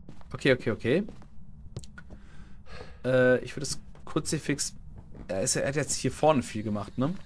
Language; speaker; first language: German; native; German